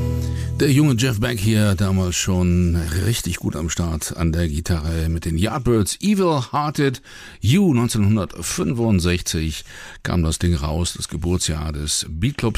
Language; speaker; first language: German; native; German